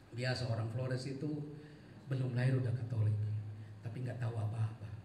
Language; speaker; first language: Indonesian; non-native, local second language; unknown